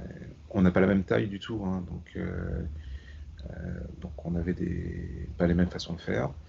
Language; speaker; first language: French; native; French